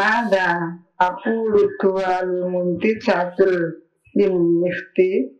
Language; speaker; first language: Arabic; non-native, learner; Indonesian